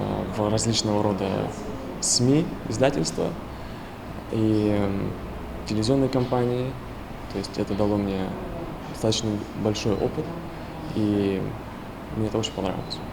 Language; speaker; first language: Russian; native; Russian